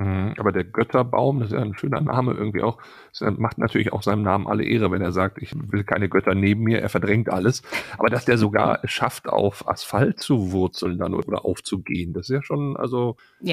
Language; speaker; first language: German; native; German